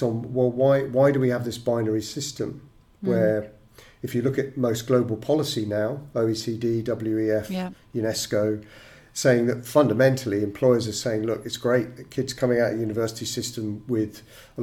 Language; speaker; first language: English; native; English